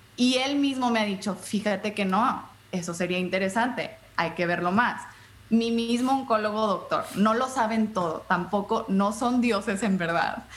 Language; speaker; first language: Spanish; native; Spanish